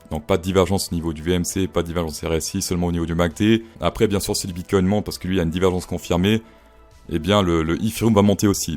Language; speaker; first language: French; native; French